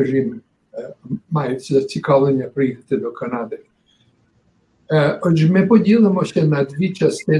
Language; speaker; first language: Ukrainian; early bilingual, heritage; Ukrainian